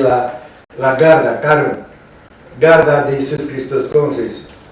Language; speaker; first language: Spanish; non-native, learner; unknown